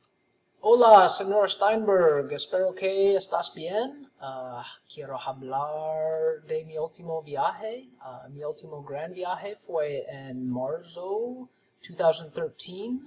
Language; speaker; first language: Spanish; non-native, learner; English